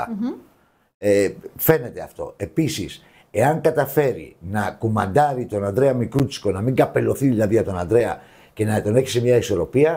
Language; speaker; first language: Greek; native; Greek